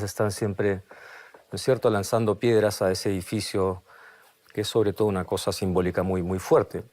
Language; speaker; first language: Spanish; native; Spanish